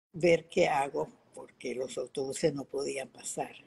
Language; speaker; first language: Spanish; early bilingual, other home language; Yiddish